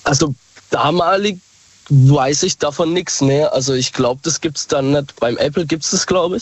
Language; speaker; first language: German; native; German